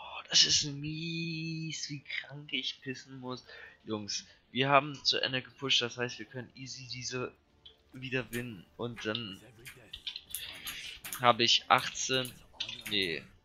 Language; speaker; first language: German; native; German